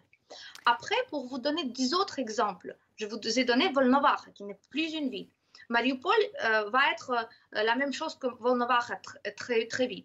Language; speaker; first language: French; non-native, fluent; Ukrainian